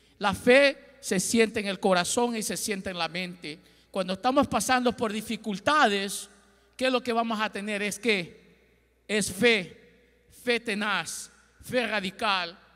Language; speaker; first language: Spanish; early bilingual, heritage; Spanish